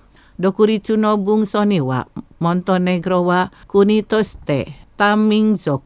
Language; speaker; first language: Japanese; non-native, learner; Indonesian